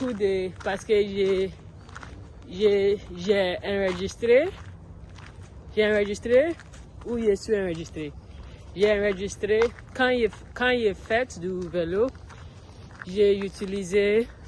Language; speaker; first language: French; non-native, learner; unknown